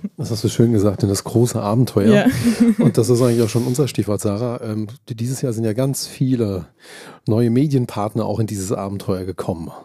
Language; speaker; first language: German; native; German